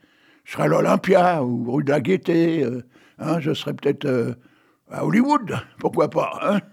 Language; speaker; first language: French; native; French